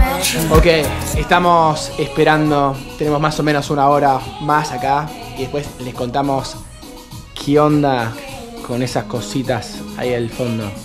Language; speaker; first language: Spanish; non-native, fluent; English